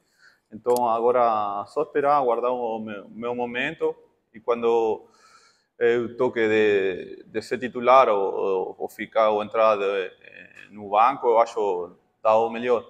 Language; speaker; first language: Portuguese; non-native, fluent; Spanish